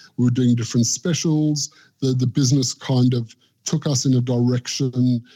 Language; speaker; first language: English; native; English